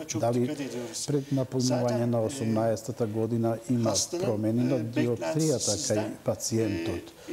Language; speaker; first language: Macedonian; non-native, local second language; Turkish